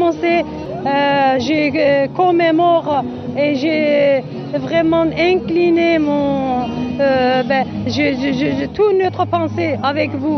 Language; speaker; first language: French; non-native, learner; Kurdish